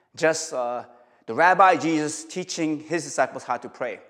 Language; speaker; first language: English; early bilingual, other home language; Korean